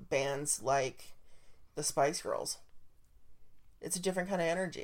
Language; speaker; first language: English; native; English